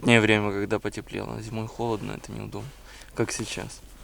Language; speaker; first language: Russian; native; Russian